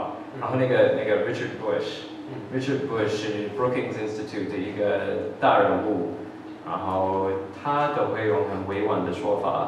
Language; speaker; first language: Chinese; early bilingual, heritage; English